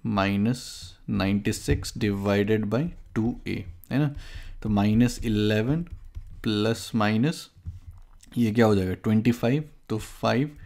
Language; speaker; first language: Hindi; native; Hindi